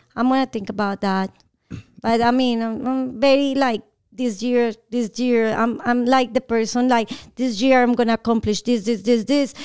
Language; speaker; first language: English; non-native, learner; Spanish